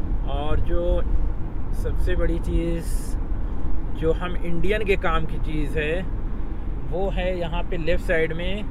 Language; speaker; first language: Hindi; native; Hindi